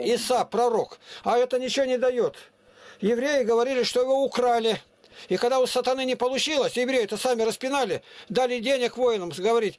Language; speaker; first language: Russian; native; Russian